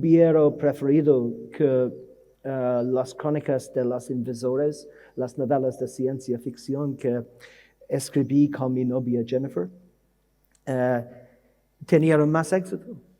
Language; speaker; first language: Spanish; non-native, learner; English